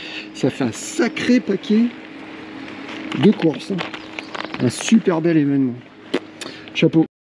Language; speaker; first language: French; native; French